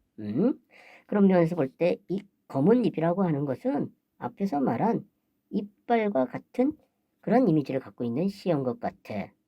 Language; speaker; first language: Korean; native; Korean